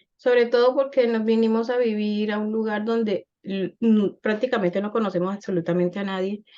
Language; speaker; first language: Spanish; native; Spanish